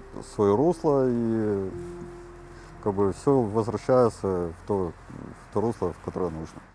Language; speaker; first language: Russian; native; Russian